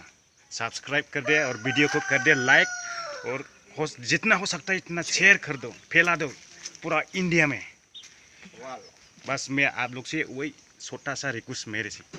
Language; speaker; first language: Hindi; non-native, local second language; Bodo